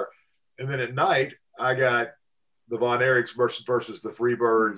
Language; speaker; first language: English; native; English